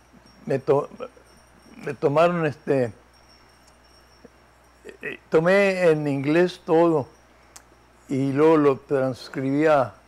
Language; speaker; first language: Spanish; early bilingual, heritage; Spanish